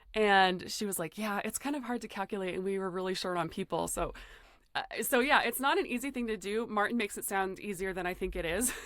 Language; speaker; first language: English; native; English